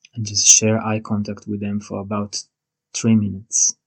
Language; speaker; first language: English; non-native, fluent; Hebrew